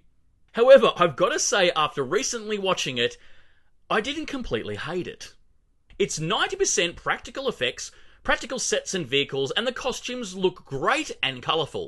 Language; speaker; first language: English; native; English